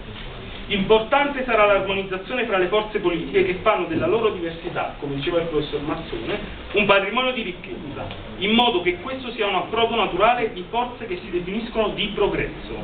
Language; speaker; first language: Italian; native; Italian